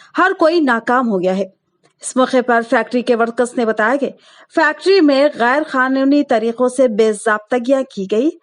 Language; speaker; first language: Urdu; native; Urdu